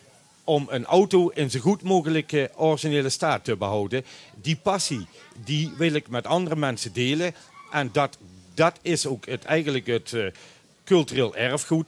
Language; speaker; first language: Dutch; native; Dutch